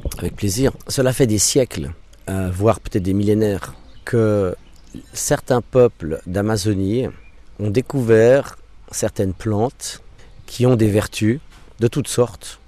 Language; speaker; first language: French; non-native, local second language; English